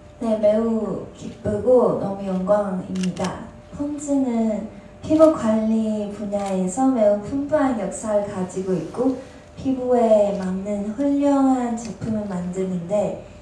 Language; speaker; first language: Korean; non-native, fluent; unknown